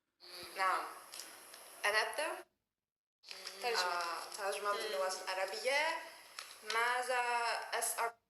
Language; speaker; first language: Arabic; non-native, learner; Turkish